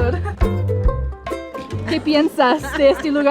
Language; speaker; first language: Spanish; non-native, learner; English